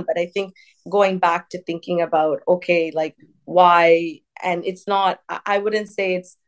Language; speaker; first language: English; early bilingual, other home language; Tamil